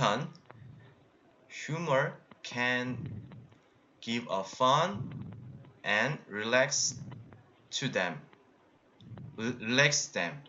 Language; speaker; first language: English; non-native, learner; Korean